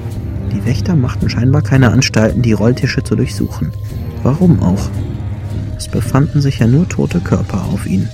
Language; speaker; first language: German; native; German